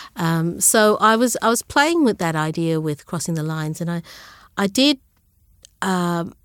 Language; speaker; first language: English; early bilingual, other home language; Sinhala